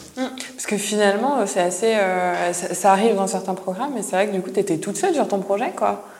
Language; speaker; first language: French; native; French